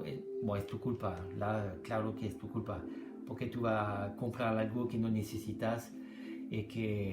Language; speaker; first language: Spanish; non-native, learner; French